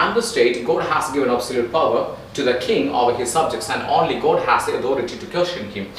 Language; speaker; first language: English; non-native, local second language; Malayalam